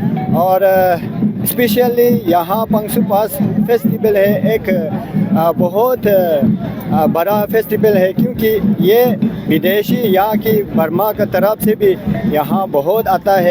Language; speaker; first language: Hindi; non-native, local second language; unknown